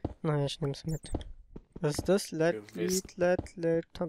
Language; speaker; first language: German; native; German